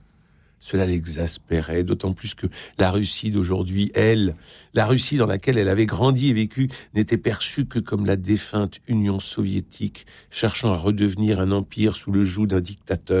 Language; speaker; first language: French; native; French